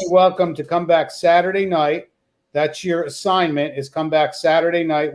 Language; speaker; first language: English; native; English